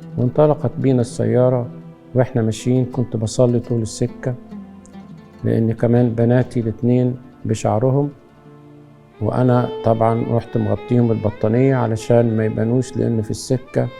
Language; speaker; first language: Egyptian Arabic; native; Egyptian Arabic